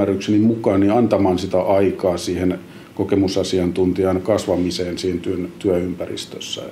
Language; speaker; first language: Finnish; native; Finnish